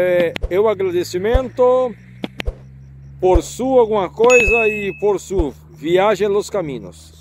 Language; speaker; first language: Portuguese; native; Portuguese